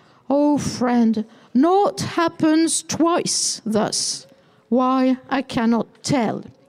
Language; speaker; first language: English; non-native, fluent; French